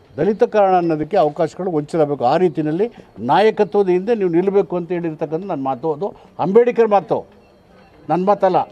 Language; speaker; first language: Kannada; native; Kannada